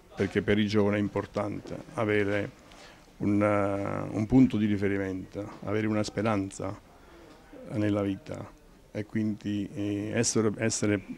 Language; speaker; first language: Italian; native; Italian